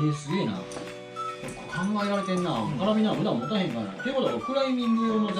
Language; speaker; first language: Japanese; native; Japanese